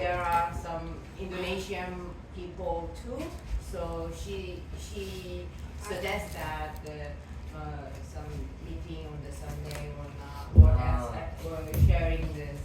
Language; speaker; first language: English; non-native, fluent; Korean